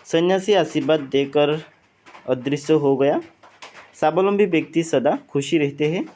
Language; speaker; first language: Hindi; non-native, local second language; Assamese